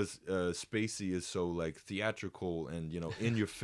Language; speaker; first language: English; native; English